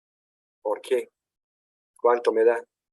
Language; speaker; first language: Spanish; native; Spanish